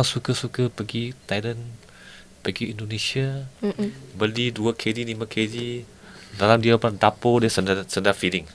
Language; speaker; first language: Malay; non-native, local second language; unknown